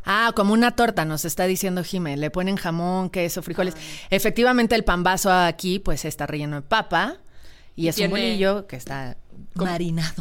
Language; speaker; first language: Spanish; native; Spanish